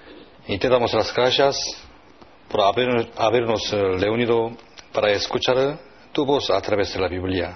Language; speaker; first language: Spanish; non-native, learner; Korean